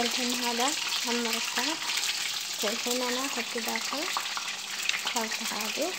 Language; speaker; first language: Arabic; non-native, local second language; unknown